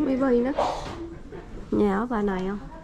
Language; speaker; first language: Vietnamese; non-native, learner; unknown